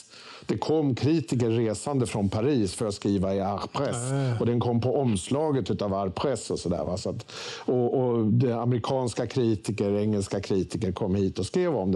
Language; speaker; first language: Swedish; native; Swedish